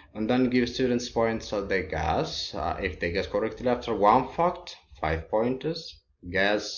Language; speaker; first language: English; non-native, local second language; Amharic